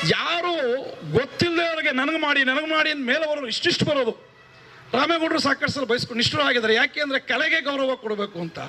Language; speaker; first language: Kannada; native; Kannada